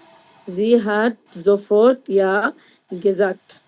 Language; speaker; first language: German; non-native, learner; Bangla